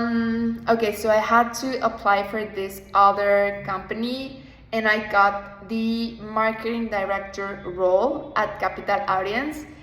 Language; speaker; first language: English; non-native, fluent; Spanish